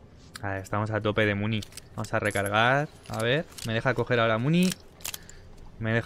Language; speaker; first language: Spanish; native; Spanish